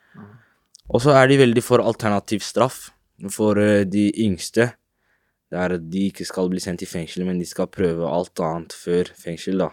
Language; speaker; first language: Norwegian; native; Norwegian